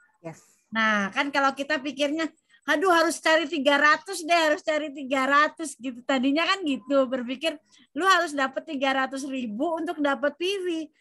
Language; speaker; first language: Indonesian; native; Indonesian